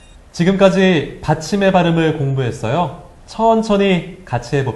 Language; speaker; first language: Korean; native; Korean